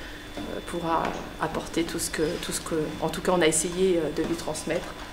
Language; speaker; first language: French; native; French